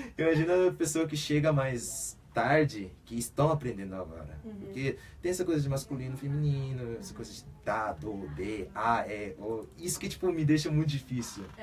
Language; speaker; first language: Portuguese; early bilingual, other home language; Korean